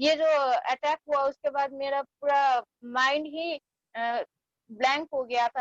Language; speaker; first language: Hindi; non-native, fluent; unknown